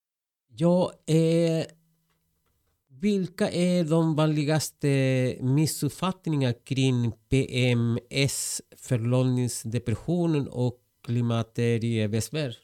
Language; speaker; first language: Swedish; non-native, fluent; Spanish